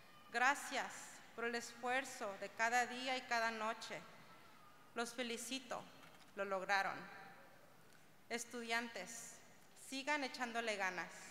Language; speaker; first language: Spanish; early bilingual, heritage; Spanish